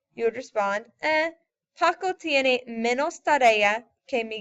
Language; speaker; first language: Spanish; non-native, fluent; English